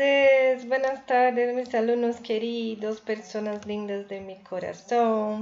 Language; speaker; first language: Spanish; non-native, fluent; Portuguese